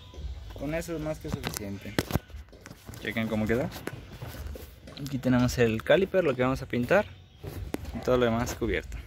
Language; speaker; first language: Spanish; native; Spanish